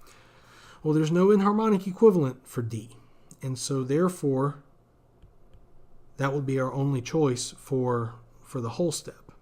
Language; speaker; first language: English; native; English